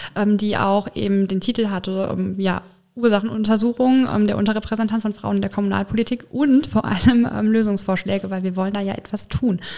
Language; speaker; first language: German; native; German